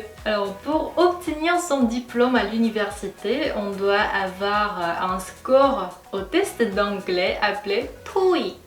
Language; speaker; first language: French; non-native, fluent; Korean